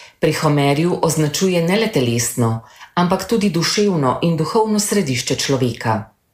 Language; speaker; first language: Slovenian; native; Slovenian